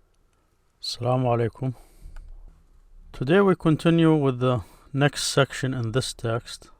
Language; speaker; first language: English; non-native, fluent; Arabic